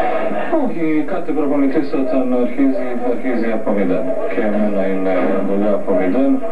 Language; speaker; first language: Greek; non-native, fluent; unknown